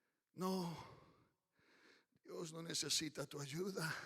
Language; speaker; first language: Spanish; early bilingual, heritage; Spanish